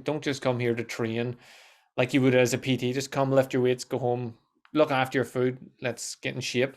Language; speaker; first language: English; native; English